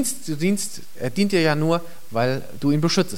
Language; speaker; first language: German; native; German